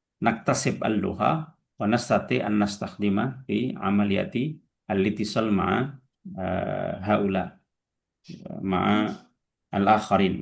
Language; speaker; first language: Arabic; non-native, fluent; Indonesian